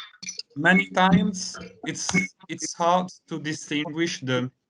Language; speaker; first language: English; non-native, fluent; Italian